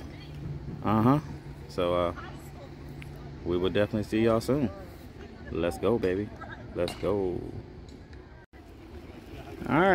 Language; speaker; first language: English; native; English